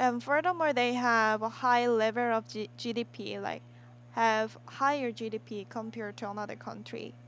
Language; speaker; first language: English; non-native, learner; Korean